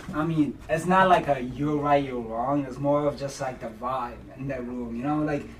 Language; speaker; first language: English; early bilingual, other home language; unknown